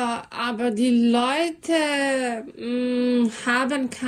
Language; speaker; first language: German; non-native, learner; Serbian